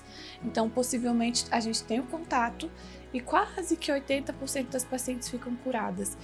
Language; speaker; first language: Portuguese; native; Portuguese